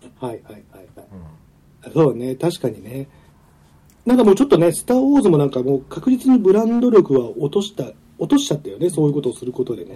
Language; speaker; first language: Japanese; native; Japanese